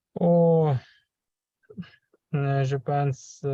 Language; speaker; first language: French; non-native, learner; Russian